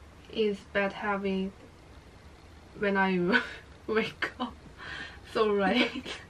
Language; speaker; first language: English; non-native, learner; Korean